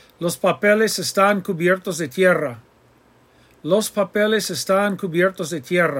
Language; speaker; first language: Spanish; non-native, fluent; English